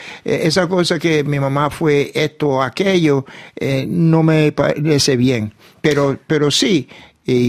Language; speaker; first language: Spanish; early bilingual, heritage; Spanish